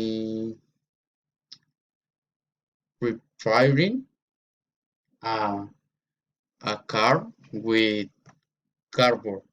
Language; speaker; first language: English; non-native, learner; Spanish